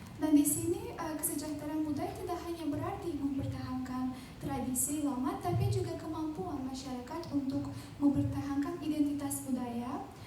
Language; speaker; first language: Indonesian; non-native, fluent; Azerbaijani